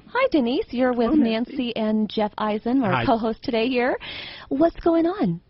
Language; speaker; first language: English; native; English